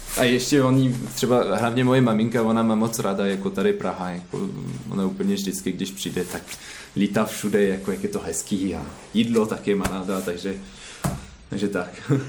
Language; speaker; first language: Czech; non-native, learner; French